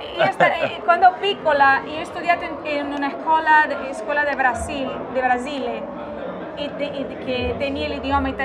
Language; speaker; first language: Italian; non-native, learner; Portuguese